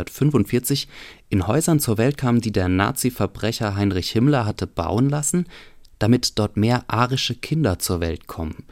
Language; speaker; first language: German; native; German